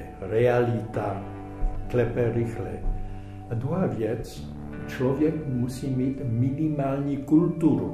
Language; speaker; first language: Czech; early bilingual, heritage; Czech